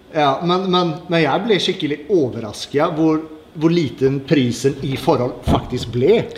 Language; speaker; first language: Norwegian; native; Norwegian